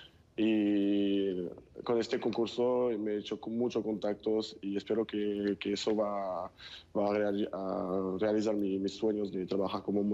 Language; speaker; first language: Spanish; non-native, fluent; French